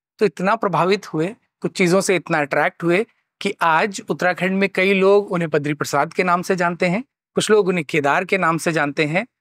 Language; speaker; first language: Hindi; native; Hindi